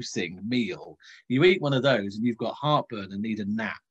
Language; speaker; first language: English; native; English